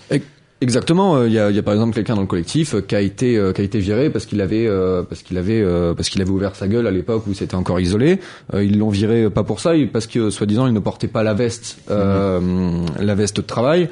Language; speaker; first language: French; native; French